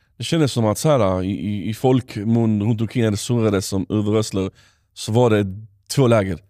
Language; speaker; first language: Swedish; native; Swedish